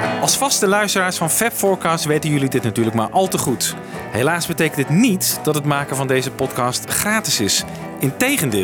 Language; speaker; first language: Dutch; native; Dutch